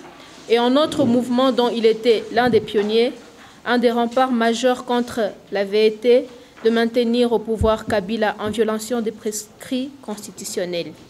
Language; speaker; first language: French; non-native, local second language; Swahili